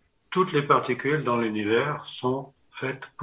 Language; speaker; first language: French; native; French